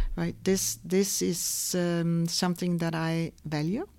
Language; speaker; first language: English; non-native, fluent; Danish